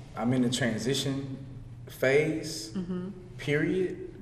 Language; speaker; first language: English; native; English